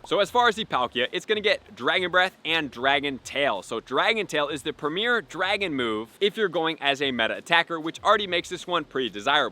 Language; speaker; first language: English; native; English